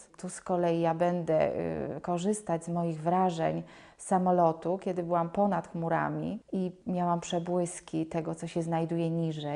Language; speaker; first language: Polish; native; Polish